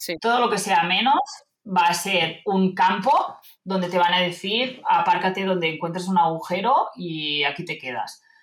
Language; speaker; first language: Spanish; non-native, local second language; Catalan